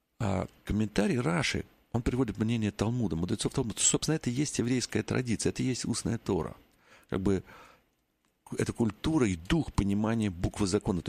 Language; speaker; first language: Russian; native; Russian